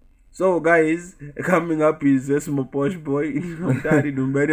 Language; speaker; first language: English; non-native, local second language; Swahili